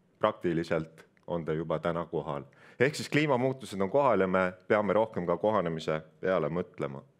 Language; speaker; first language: Estonian; native; Estonian